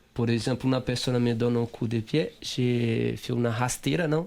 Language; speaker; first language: French; non-native, fluent; Portuguese